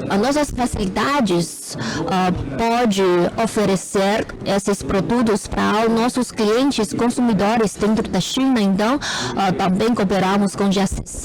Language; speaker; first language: Portuguese; non-native, fluent; Chinese